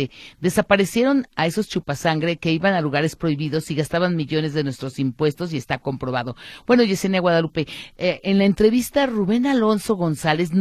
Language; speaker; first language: Spanish; native; Spanish